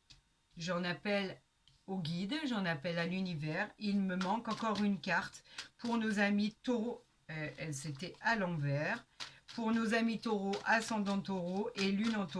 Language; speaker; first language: French; native; French